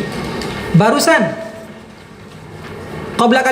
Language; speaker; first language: Arabic; non-native, fluent; Indonesian